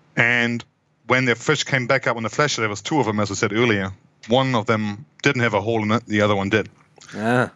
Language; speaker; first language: English; non-native, fluent; German